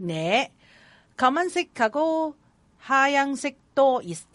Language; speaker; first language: Korean; non-native, learner; Cantonese